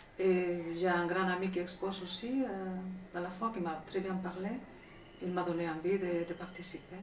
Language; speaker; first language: French; non-native, fluent; Spanish